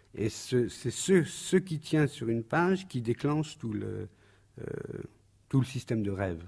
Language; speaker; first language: French; native; French